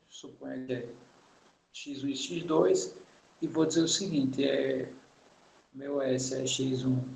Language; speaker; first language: Portuguese; native; Portuguese